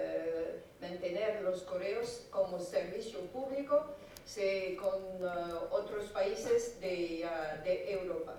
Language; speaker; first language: Spanish; non-native, fluent; French